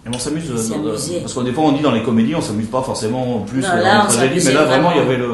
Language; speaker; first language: French; native; French